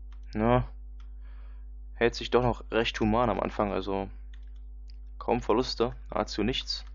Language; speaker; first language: German; native; German